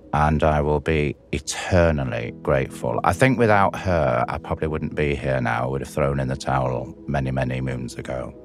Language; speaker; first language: English; native; English